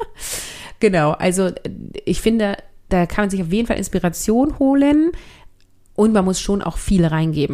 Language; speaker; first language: German; native; German